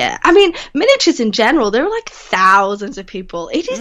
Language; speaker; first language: English; native; English